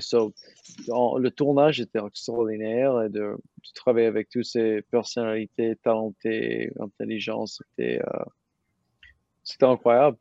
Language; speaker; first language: French; non-native, learner; English